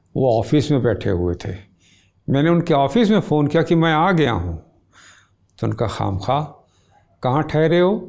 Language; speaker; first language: Urdu; native; Urdu